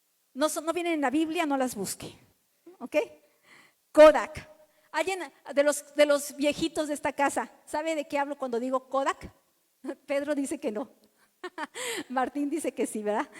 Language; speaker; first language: Spanish; native; Spanish